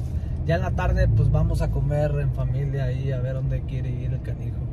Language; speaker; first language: Spanish; native; Spanish